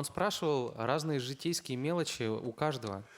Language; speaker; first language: Russian; native; Russian